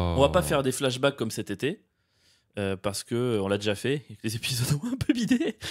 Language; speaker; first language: French; native; French